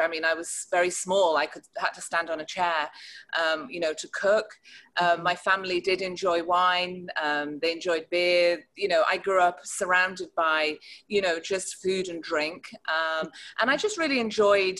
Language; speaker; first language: English; native; English